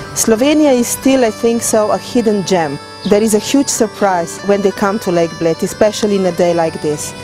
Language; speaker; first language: English; non-native, fluent; Slovenian